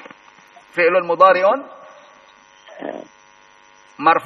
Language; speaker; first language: Arabic; non-native, fluent; Indonesian